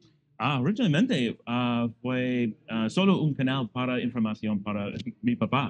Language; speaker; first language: Spanish; non-native, learner; English